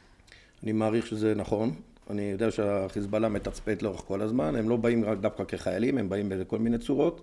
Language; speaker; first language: Hebrew; native; Hebrew